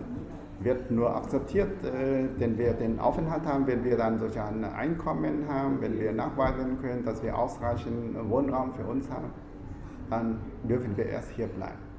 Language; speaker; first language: German; non-native, fluent; Vietnamese